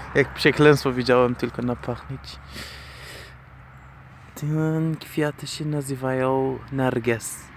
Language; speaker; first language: Polish; non-native, learner; Persian